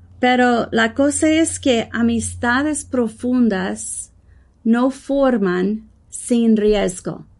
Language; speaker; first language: Spanish; non-native, learner; English